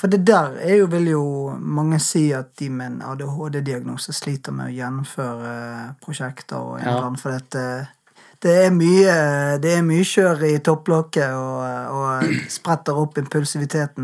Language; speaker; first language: Norwegian; native; Norwegian